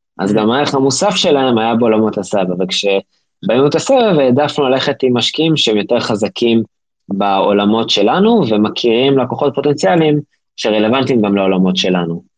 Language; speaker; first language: Hebrew; native; Hebrew